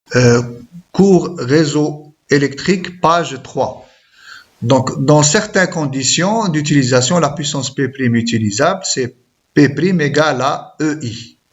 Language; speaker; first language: French; non-native, local second language; Arabic